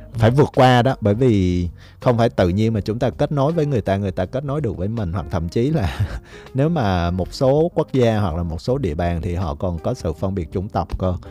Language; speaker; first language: Vietnamese; native; Vietnamese